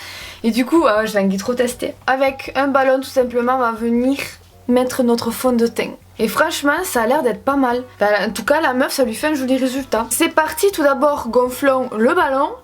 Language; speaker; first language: French; native; French